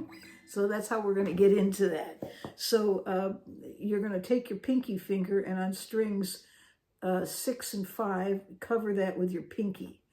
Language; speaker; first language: English; native; English